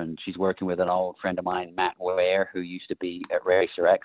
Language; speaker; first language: English; native; English